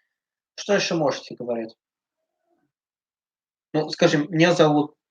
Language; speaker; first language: Russian; early bilingual, heritage; English